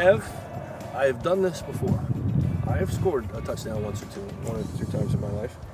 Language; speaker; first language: English; native; English